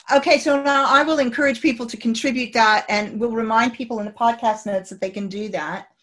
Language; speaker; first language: English; native; English